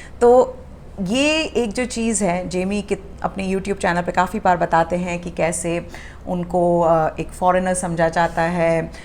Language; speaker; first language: Hindi; native; Hindi